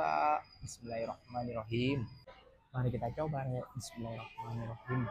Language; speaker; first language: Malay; non-native, local second language; Javanese